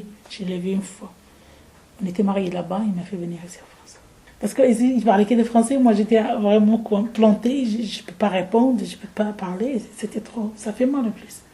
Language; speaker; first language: French; non-native, fluent; Arabic